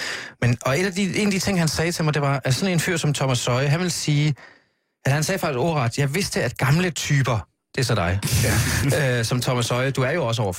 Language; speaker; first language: Danish; native; Danish